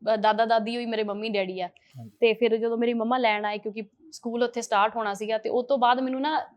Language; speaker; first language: Punjabi; early bilingual, heritage; Punjabi